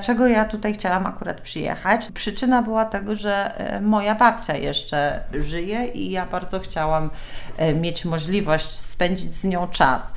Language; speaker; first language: Polish; early bilingual, heritage; Polish